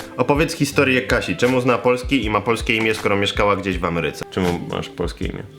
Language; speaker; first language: Polish; native; Polish